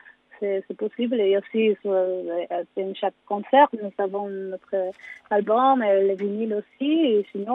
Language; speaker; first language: French; non-native, learner; Spanish